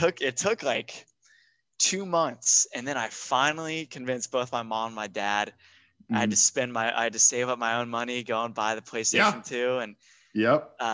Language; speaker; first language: English; native; English